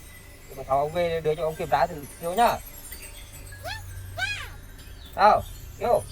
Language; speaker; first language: Vietnamese; native; Vietnamese